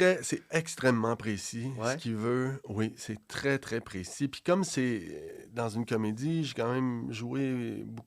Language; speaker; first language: French; native; French